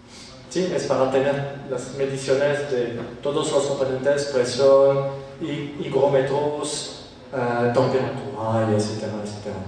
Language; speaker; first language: Spanish; non-native, fluent; French